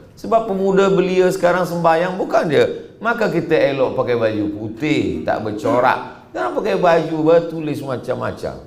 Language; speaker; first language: Malay; native; Malay